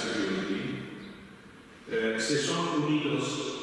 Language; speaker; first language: Spanish; non-native, fluent; Italian